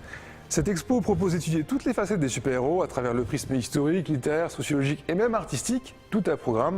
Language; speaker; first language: French; native; French